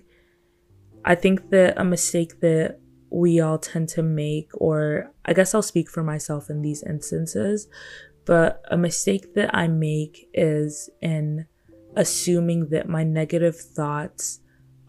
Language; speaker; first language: English; non-native, local second language; Yoruba